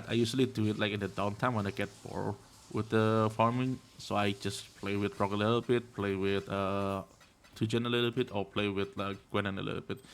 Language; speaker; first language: English; non-native, fluent; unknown